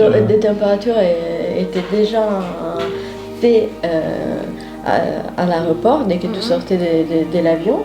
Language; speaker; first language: French; non-native, fluent; Italian